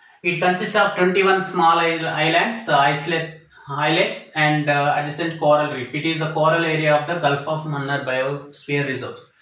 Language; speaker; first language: English; non-native, local second language; Telugu